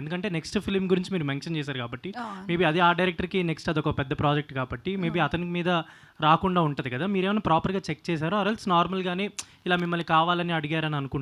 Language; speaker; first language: Telugu; native; Telugu